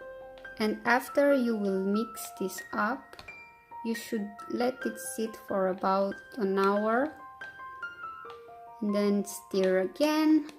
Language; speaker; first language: English; non-native, fluent; Romanian